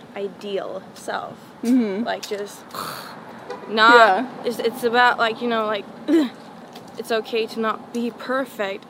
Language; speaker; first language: English; non-native, fluent; Swedish